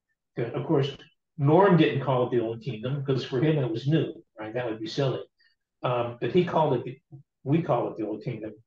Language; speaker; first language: English; native; English